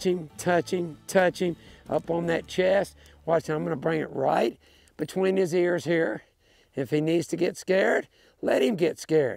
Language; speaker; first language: English; native; English